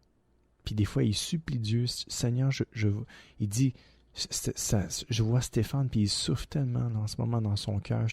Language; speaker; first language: French; native; French